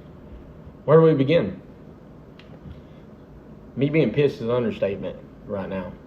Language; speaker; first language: English; native; English